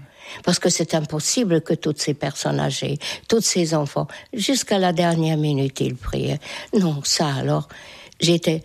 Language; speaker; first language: French; non-native, fluent; Hungarian